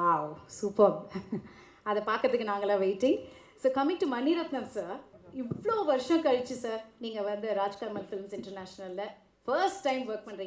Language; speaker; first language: Tamil; native; Tamil